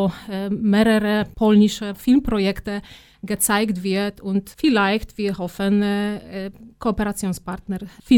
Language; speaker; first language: German; non-native, fluent; Polish